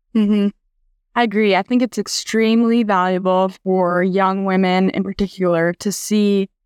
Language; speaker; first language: English; native; English